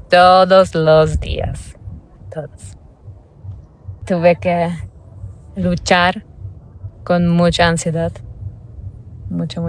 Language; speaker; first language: Spanish; non-native, fluent; Polish